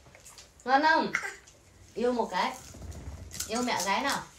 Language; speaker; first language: Vietnamese; native; Vietnamese